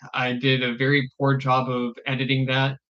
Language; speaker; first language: English; native; English